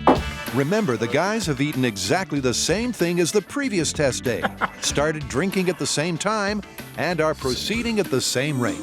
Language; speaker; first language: English; native; English